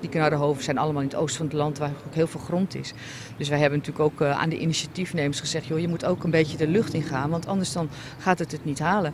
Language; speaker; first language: Dutch; native; Dutch